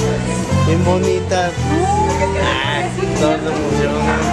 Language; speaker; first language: Spanish; native; Spanish